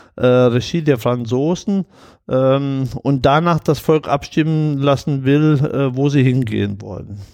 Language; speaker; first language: German; native; German